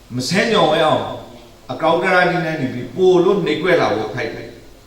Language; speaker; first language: Burmese; native; Burmese